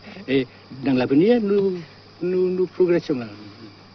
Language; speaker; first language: French; non-native, local second language; Vietnamese